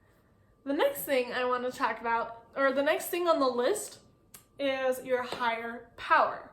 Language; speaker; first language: English; native; English